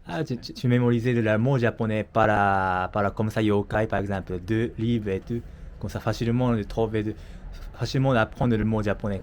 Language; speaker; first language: French; non-native, learner; Japanese